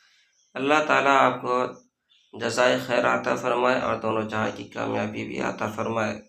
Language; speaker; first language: Urdu; native; Urdu